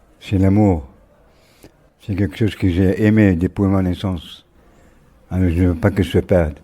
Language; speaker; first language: French; non-native, local second language; Arabic